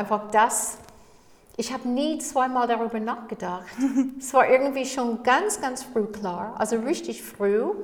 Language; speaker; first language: German; non-native, fluent; English